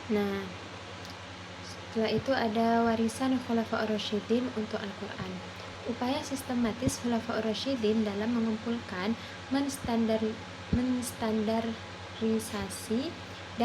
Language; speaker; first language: Indonesian; non-native, local second language; Madurese